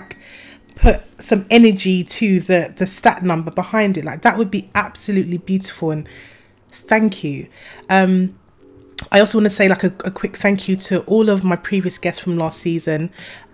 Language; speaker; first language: English; native; English